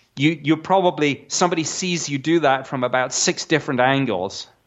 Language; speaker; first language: English; native; English